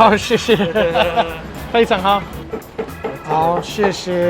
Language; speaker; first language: Chinese; non-native, learner; English